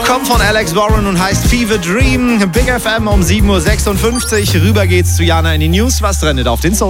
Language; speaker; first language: German; native; German